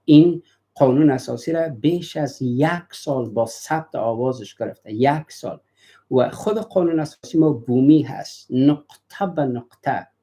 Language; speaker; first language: Persian; native; Persian